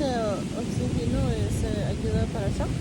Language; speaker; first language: Spanish; early bilingual, heritage; Spanish